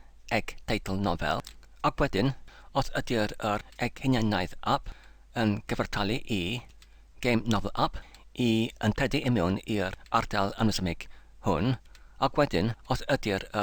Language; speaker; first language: Welsh; non-native, learner; English